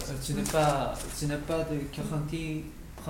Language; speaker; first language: French; non-native, learner; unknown